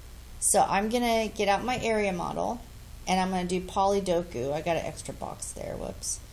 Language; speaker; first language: English; native; English